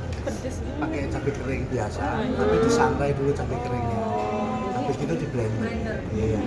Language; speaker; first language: Indonesian; native; Indonesian